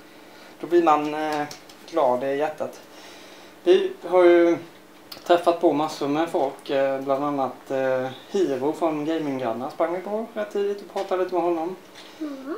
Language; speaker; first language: Swedish; native; Swedish